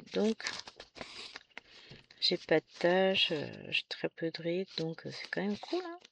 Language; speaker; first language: French; native; French